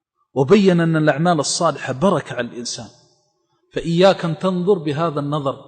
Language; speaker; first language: Arabic; native; Arabic